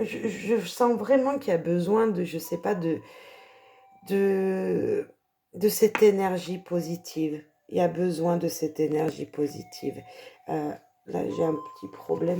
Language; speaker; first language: French; native; French